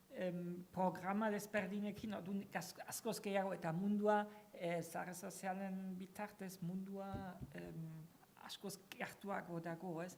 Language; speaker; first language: Basque; non-native, fluent; German